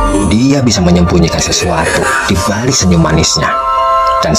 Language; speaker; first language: Indonesian; native; Indonesian